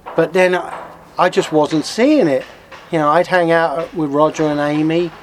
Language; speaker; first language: English; native; English